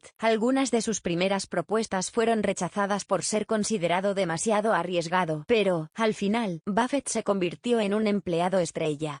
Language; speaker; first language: Spanish; native; Spanish